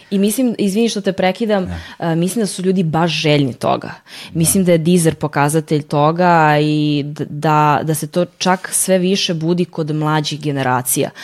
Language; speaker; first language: Serbian; early bilingual, heritage; Serbian